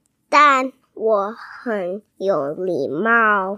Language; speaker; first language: Chinese; early bilingual, heritage; English